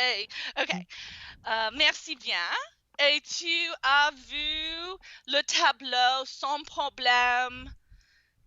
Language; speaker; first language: French; non-native, fluent; English